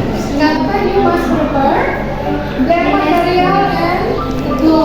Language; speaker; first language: English; non-native, learner; Indonesian